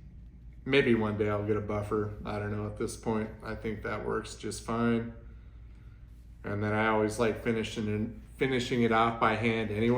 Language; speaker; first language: English; native; English